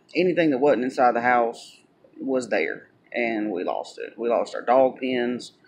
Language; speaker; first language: English; native; English